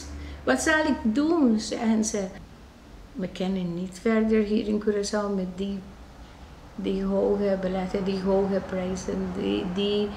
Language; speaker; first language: Dutch; non-native, local second language; Papiamento